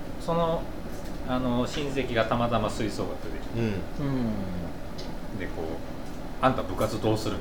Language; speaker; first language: Japanese; native; Japanese